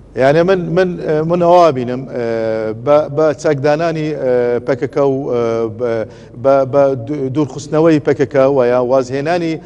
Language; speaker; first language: Central Kurdish; non-native, local second language; Azerbaijani